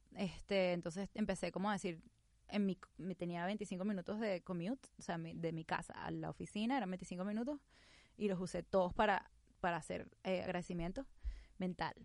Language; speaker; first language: Spanish; native; Spanish